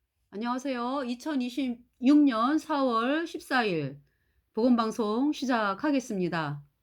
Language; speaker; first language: Korean; native; Korean